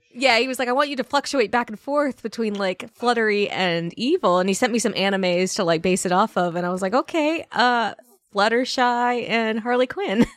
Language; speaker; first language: English; native; English